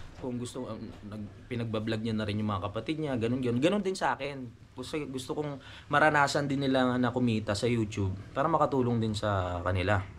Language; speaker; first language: Filipino; native; Filipino